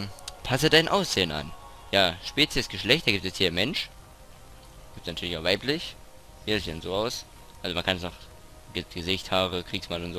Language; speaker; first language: German; native; German